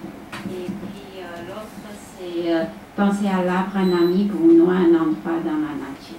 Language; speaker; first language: French; non-native, fluent; Chinese